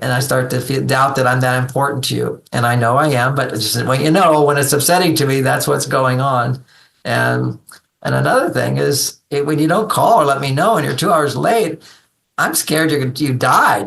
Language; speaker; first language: English; native; English